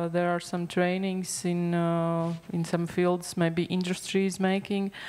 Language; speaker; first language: English; non-native, fluent; Latvian